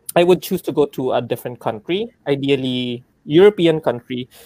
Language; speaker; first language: Filipino; native; Filipino